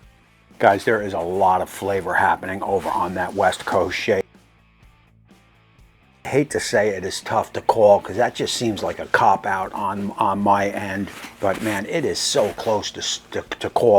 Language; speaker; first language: English; native; English